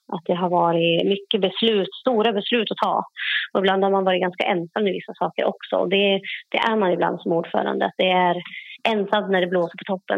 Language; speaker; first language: Swedish; native; Swedish